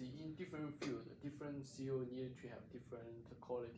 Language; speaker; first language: English; non-native, learner; Chinese